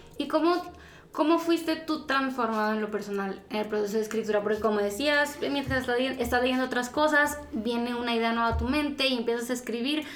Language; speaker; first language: Spanish; native; Spanish